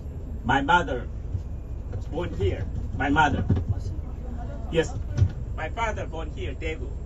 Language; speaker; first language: English; non-native, fluent; Korean